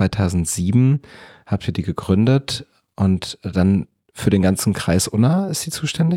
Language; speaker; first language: German; native; German